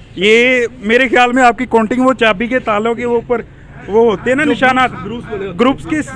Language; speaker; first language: Urdu; non-native, local second language; Punjabi